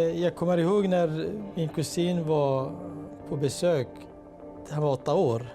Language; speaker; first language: Swedish; non-native, fluent; Kurdish